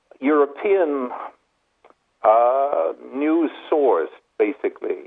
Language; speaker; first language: English; non-native, fluent; Dutch